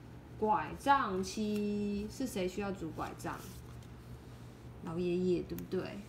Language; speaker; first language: Chinese; native; Chinese